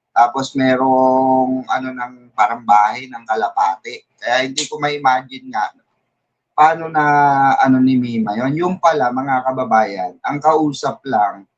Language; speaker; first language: Filipino; native; Filipino